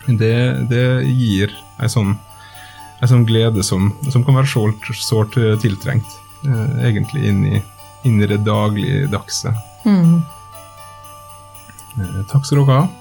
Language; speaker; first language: Norwegian; native; Norwegian